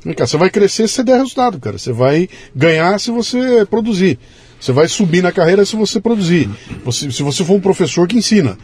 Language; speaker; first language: Portuguese; native; Portuguese